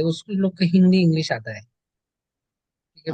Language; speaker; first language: Hindi; non-native, learner; Bangla